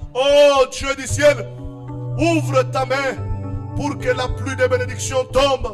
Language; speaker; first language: French; non-native, local second language; Swahili